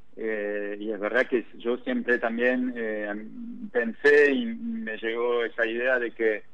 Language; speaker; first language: Spanish; non-native, fluent; French